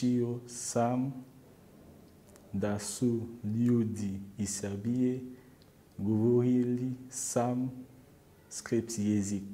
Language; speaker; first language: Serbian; non-native, learner; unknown